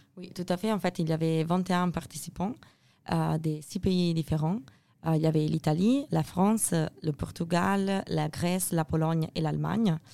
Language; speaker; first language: French; non-native, fluent; Italian